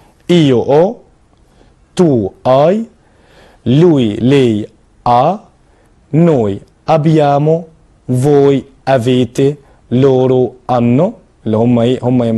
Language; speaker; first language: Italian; non-native, fluent; Arabic